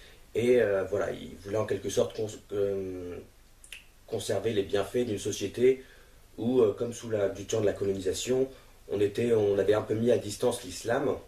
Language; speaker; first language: French; native; French